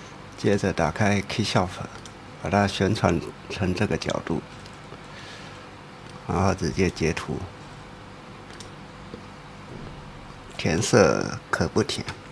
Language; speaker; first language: Chinese; native; Chinese